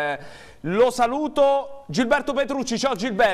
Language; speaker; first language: Italian; native; Italian